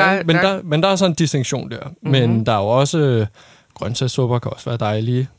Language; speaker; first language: Danish; native; Danish